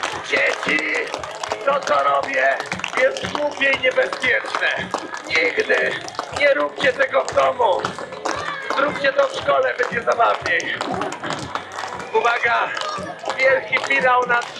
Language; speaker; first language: Polish; native; Polish